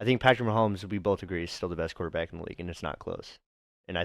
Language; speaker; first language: English; native; English